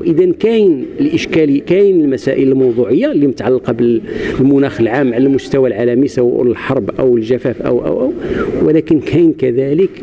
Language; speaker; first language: Arabic; native; Arabic